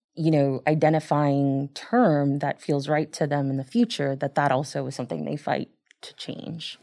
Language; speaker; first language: English; early bilingual, other home language; Spanish